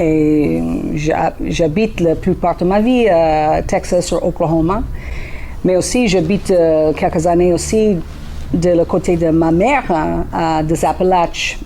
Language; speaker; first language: French; non-native, learner; English